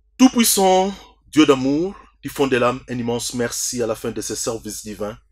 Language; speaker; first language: French; non-native, local second language; Swahili